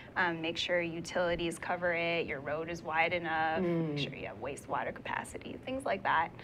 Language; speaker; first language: English; native; English